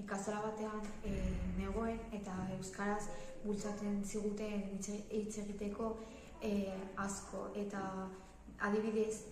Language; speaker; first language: Basque; non-native, local second language; Spanish